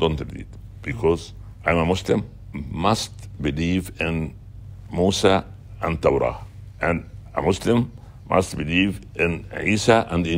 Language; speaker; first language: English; non-native, learner; Arabic